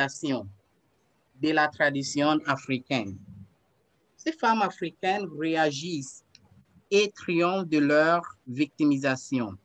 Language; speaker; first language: French; non-native, fluent; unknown